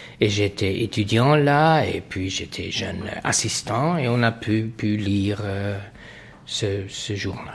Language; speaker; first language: French; non-native, fluent; Hungarian